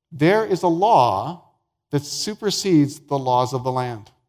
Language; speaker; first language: English; native; English